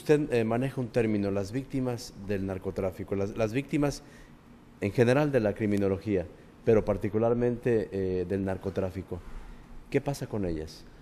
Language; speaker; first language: Spanish; native; Spanish